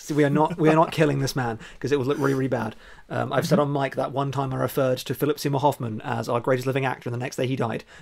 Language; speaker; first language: English; native; English